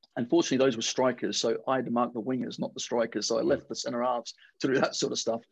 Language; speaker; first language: English; native; English